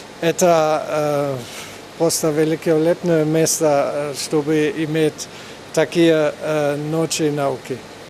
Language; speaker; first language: Russian; non-native, learner; German